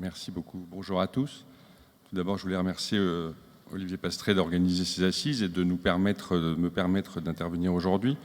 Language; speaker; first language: French; native; French